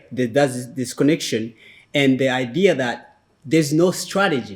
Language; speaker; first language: English; non-native, fluent; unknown